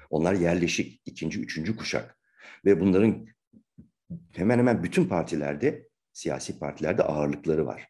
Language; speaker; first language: Turkish; native; Turkish